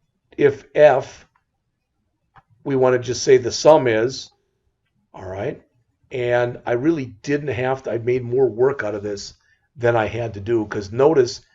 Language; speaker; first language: English; native; English